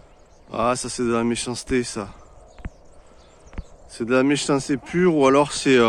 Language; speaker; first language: French; native; French